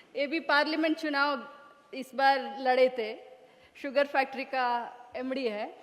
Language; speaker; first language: Hindi; non-native, local second language; Kannada